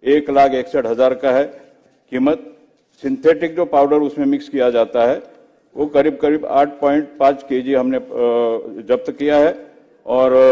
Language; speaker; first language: Hindi; non-native, local second language; Marathi